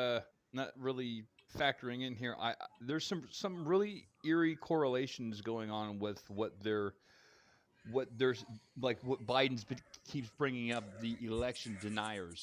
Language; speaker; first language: English; native; English